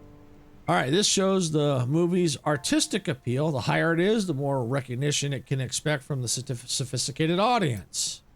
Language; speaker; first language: English; native; English